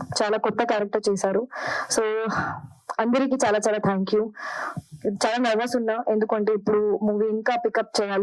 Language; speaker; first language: Telugu; non-native, learner; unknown